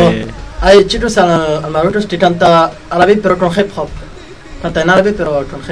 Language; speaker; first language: Spanish; non-native, learner; Arabic